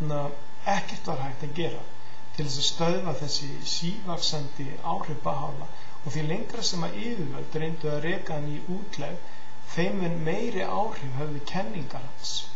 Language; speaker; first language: Icelandic; native; Icelandic